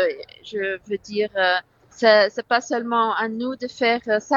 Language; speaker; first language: French; non-native, fluent; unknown